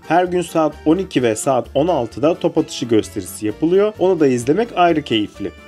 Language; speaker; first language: Turkish; native; Turkish